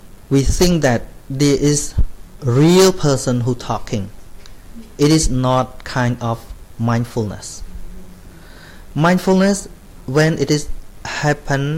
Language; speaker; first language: English; non-native, learner; Khmer